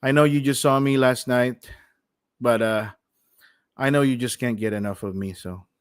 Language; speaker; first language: English; non-native, local second language; Filipino